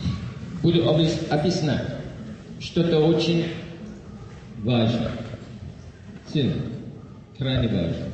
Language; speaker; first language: Russian; non-native, fluent; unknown